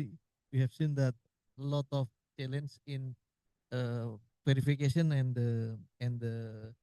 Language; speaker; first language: English; non-native, learner; Indonesian